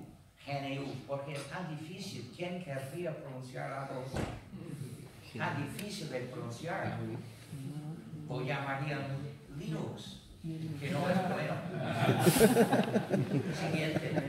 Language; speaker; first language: Spanish; non-native, fluent; English